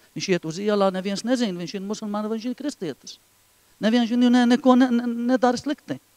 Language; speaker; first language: Latvian; non-native, fluent; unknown